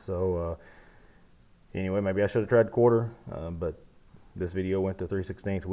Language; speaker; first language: English; native; English